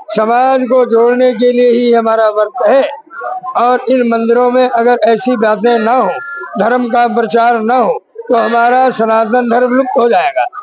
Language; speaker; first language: Hindi; non-native, local second language; Punjabi